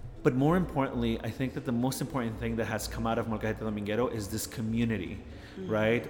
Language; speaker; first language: English; early bilingual, other home language; Spanish